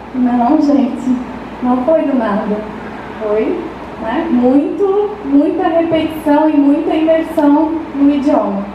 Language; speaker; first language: Portuguese; native; Portuguese